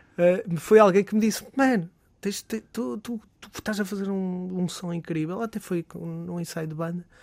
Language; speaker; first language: Portuguese; native; Portuguese